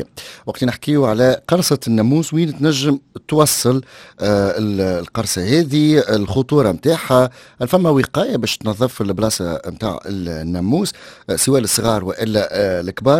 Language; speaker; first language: Arabic; native; Arabic